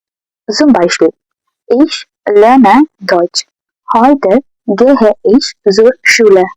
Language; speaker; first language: German; non-native, fluent; Tamil